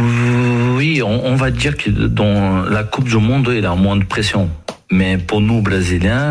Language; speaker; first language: French; non-native, fluent; Portuguese